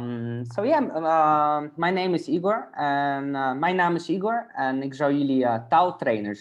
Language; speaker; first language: Dutch; non-native, fluent; Polish